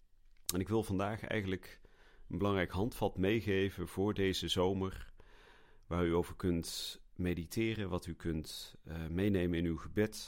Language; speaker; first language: Dutch; native; Dutch